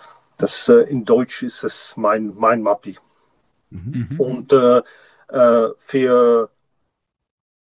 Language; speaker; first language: German; non-native, learner; Czech